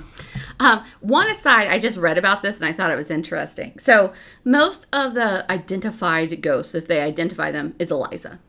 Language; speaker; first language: English; native; English